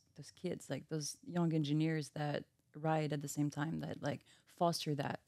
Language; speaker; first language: English; non-native, fluent; French